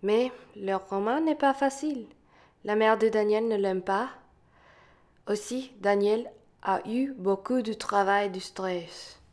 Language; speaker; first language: French; non-native, learner; English